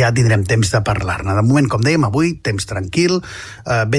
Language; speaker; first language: Catalan; native; Catalan